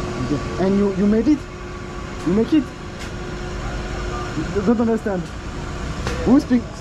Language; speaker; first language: English; non-native, learner; French